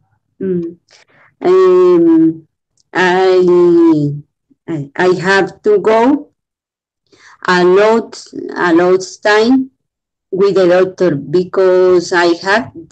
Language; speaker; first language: English; non-native, learner; Spanish